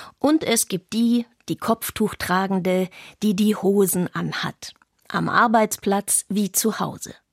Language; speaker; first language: German; non-native, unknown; Arabic